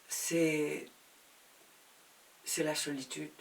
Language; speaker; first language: French; non-native, fluent; Spanish